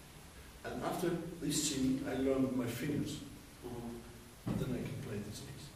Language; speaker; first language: English; non-native, learner; German